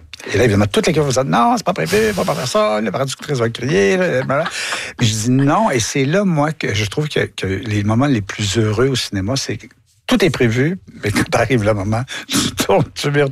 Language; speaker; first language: French; native; French